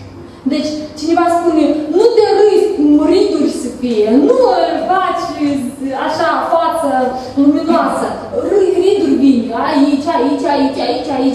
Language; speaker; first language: Romanian; non-native, learner; Russian